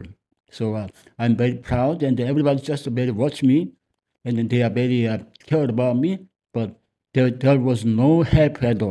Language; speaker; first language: English; non-native, learner; Korean